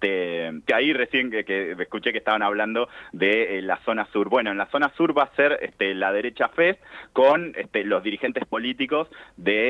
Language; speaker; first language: Spanish; native; Spanish